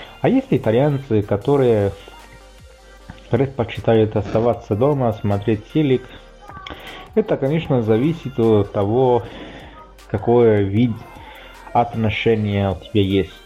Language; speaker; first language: Russian; non-native, fluent; Italian